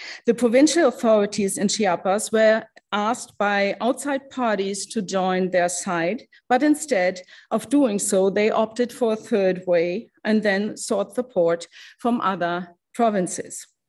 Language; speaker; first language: English; non-native, fluent; German